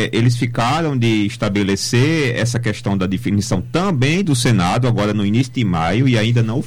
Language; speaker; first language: Portuguese; native; Portuguese